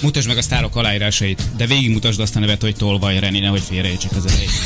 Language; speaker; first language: Hungarian; native; Hungarian